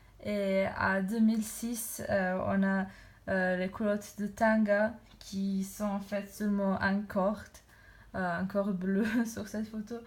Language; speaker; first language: French; non-native, learner; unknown